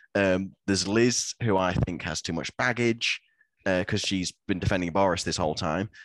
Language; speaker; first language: English; native; English